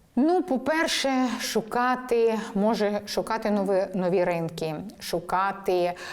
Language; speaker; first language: Ukrainian; non-native, local second language; Russian